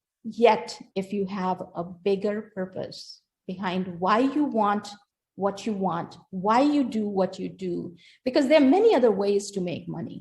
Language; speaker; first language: English; non-native, local second language; Hindi